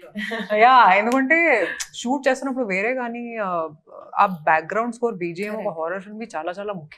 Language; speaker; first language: Telugu; non-native, fluent; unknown